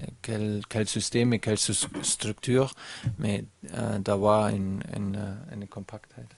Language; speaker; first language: French; non-native, learner; German